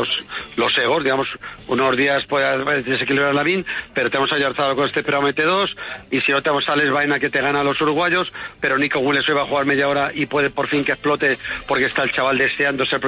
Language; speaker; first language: Spanish; native; Spanish